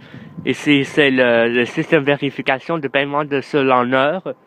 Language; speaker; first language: French; non-native, learner; English